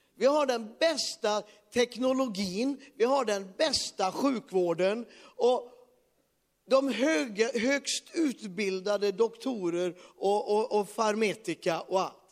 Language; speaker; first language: Swedish; native; Swedish